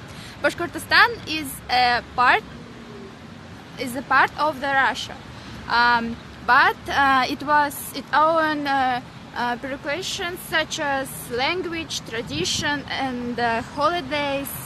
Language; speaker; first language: English; non-native, learner; Russian